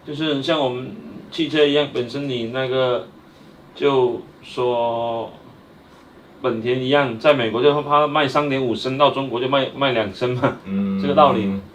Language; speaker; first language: Chinese; native; Chinese